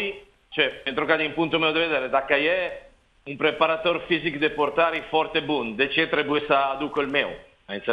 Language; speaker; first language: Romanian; non-native, learner; Italian